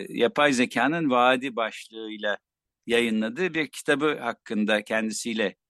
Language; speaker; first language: Turkish; native; Turkish